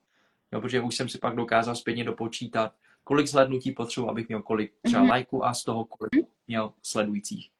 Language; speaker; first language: Czech; early bilingual, other home language; Vietnamese